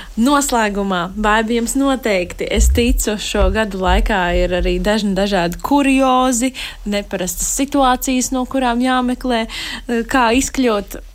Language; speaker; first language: Latvian; native; Latvian